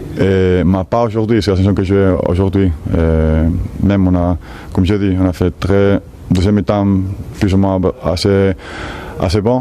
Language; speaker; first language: French; non-native, fluent; Spanish